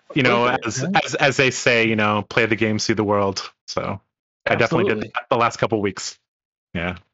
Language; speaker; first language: English; non-native, local second language; Cantonese